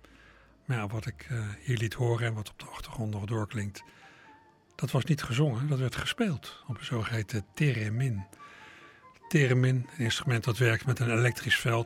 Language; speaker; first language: Dutch; native; Dutch